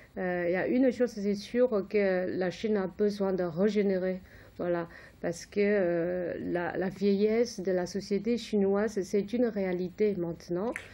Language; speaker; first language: French; non-native, fluent; Chinese